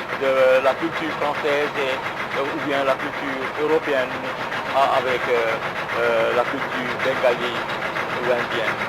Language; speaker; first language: French; non-native, fluent; Bangla